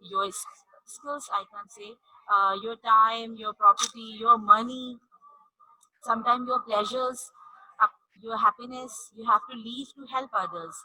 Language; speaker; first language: English; non-native, local second language; Urdu